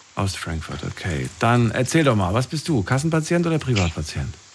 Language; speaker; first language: German; native; German